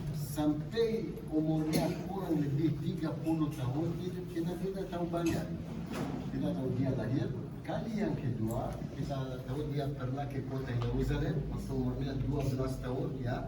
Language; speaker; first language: Indonesian; non-native, fluent; Hebrew